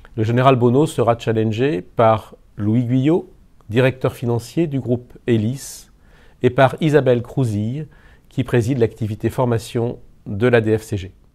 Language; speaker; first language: French; native; French